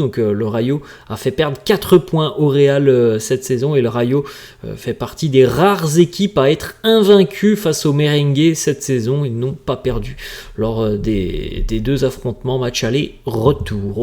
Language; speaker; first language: French; native; French